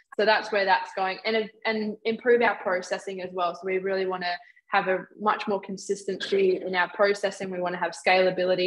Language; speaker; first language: English; native; English